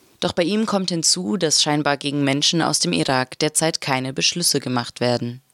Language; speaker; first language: German; native; German